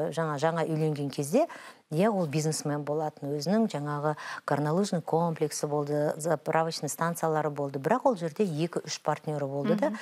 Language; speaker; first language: Kazakh; native; Kazakh